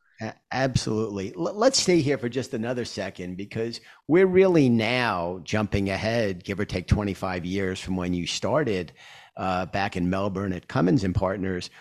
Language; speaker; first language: English; native; English